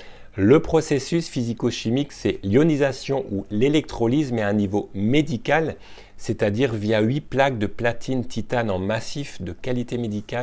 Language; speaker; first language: French; native; French